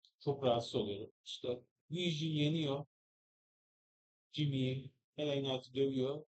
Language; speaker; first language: Turkish; native; Turkish